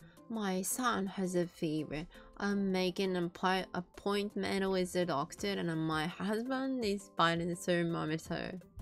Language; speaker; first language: English; non-native, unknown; Japanese